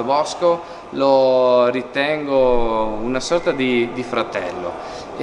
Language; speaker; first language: Italian; native; Italian